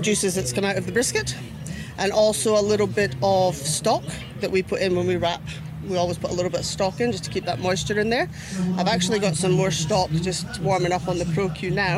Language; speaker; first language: English; native; English